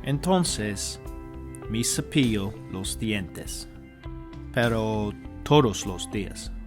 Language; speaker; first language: Spanish; non-native, learner; English